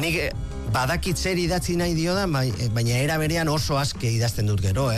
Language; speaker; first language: Basque; native; Basque